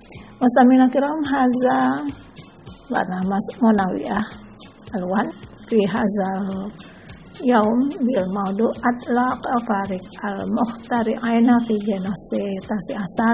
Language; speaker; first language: Arabic; non-native, fluent; Indonesian